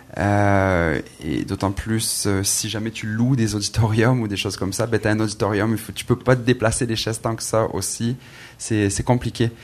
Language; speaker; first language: French; native; French